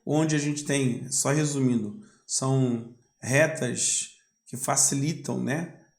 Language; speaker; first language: Portuguese; native; Portuguese